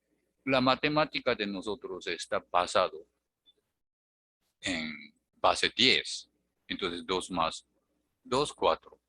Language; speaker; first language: Spanish; non-native, fluent; Japanese